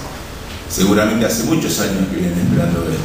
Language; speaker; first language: Spanish; native; Spanish